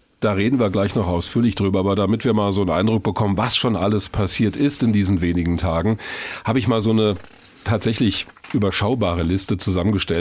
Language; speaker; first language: German; native; German